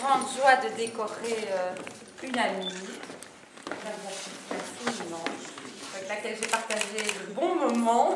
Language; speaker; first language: French; native; French